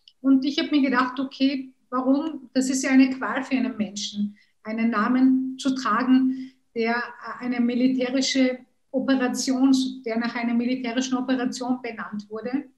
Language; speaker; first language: German; early bilingual, other home language; Kurdish